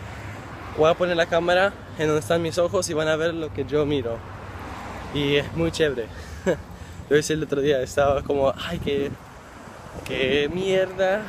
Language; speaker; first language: Spanish; early bilingual, other home language; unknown